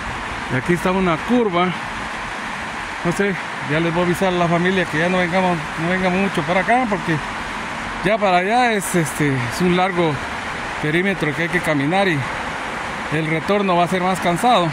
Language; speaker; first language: Spanish; native; Spanish